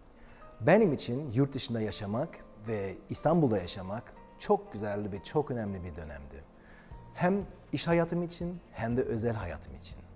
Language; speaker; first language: Turkish; non-native, learner; German